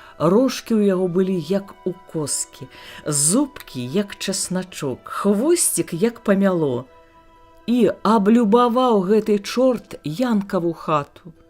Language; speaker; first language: Belarusian; native; Belarusian